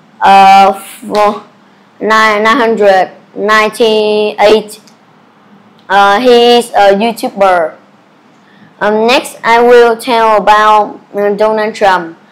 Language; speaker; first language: English; non-native, learner; Vietnamese